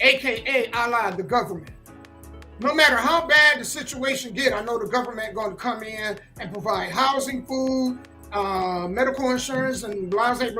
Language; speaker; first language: English; native; English